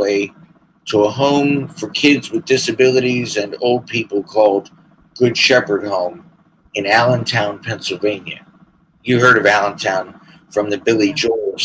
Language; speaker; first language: English; native; English